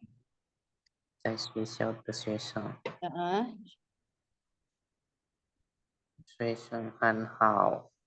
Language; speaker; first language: Chinese; non-native, learner; Indonesian